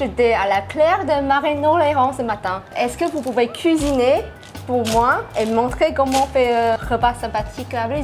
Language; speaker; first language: French; non-native, fluent; Chinese